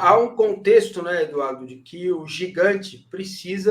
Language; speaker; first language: Portuguese; native; Portuguese